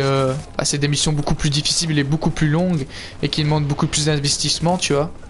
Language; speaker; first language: French; native; French